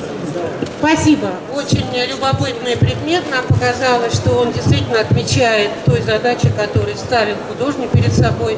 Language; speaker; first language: Russian; native; Russian